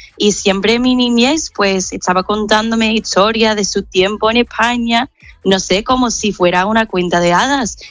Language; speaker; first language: Spanish; non-native, fluent; English